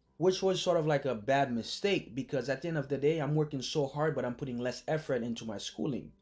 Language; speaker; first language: English; early bilingual, other home language; Haitian Creole